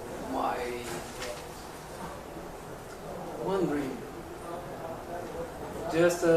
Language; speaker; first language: English; non-native, learner; Portuguese